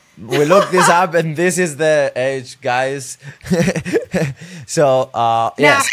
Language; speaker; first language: English; non-native, fluent; Greek